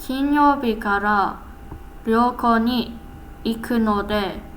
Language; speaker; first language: Japanese; non-native, learner; English